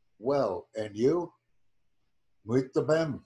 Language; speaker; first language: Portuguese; non-native, learner; English